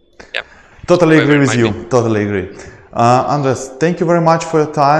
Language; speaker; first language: English; non-native, learner; Ukrainian